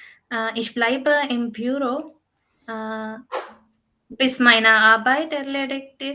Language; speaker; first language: German; non-native, learner; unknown